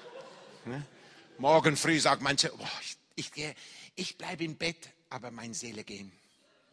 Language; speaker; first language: German; non-native, fluent; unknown